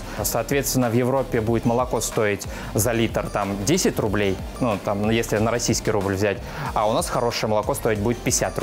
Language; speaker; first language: Russian; native; Russian